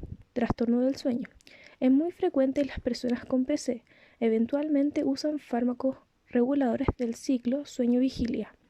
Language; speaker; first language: Spanish; native; Spanish